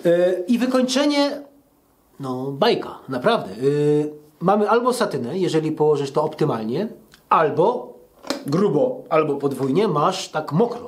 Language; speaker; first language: Polish; native; Polish